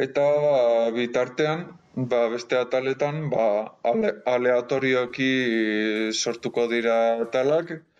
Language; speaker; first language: Basque; non-native, local second language; Spanish